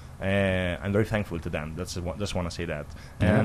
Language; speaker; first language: English; non-native, learner; Italian